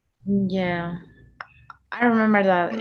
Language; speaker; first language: English; non-native, learner; Spanish